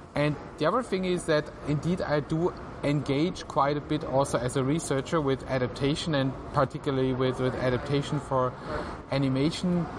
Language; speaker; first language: English; non-native, fluent; German